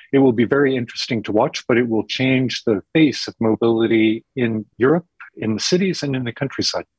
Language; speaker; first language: English; native; English